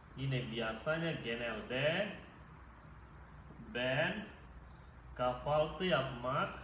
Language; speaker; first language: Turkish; non-native, fluent; Indonesian